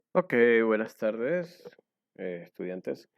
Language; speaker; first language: Spanish; native; Spanish